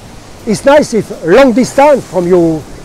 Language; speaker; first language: English; non-native, learner; French